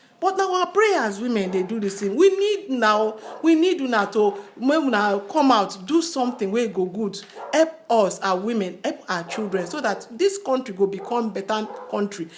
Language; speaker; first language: Nigerian Pidgin; non-native, local second language; Yoruba